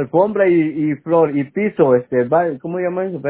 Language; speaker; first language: Spanish; native; Spanish